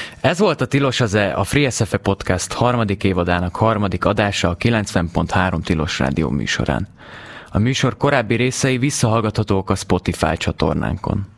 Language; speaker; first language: Hungarian; native; Hungarian